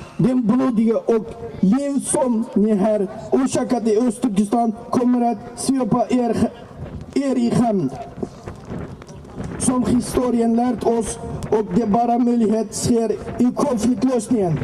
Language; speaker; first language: Swedish; non-native, learner; Uyghur